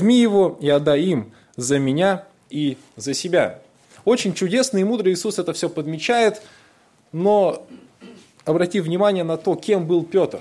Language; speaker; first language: Russian; native; Russian